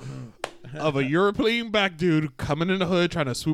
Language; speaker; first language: English; native; English